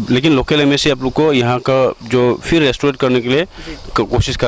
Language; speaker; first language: Hindi; non-native, local second language; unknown